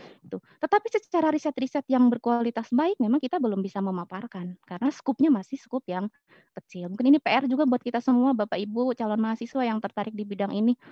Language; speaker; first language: Indonesian; native; Indonesian